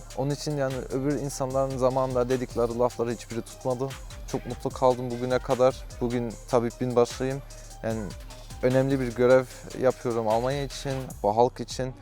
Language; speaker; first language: Turkish; early bilingual, heritage; Turkish